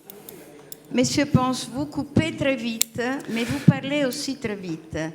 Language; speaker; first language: French; non-native, learner; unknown